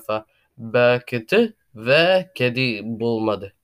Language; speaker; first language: Turkish; non-native, learner; English